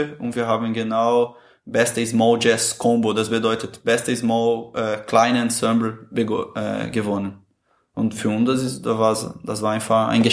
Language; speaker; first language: German; non-native, fluent; Portuguese